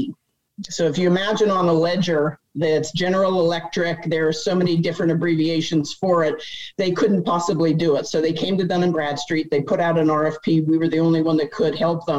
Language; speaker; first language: English; native; English